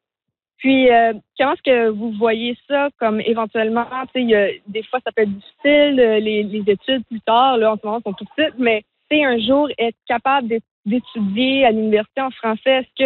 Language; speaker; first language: French; native; French